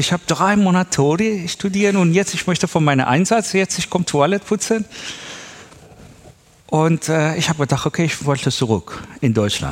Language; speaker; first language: German; non-native, learner; Persian